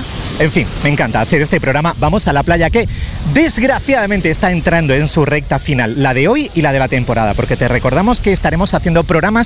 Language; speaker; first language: Spanish; native; Spanish